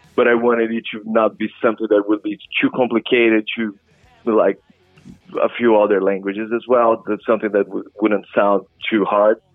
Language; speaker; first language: English; non-native, fluent; Portuguese